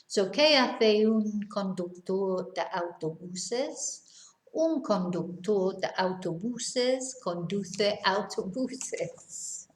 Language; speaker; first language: Spanish; non-native, fluent; English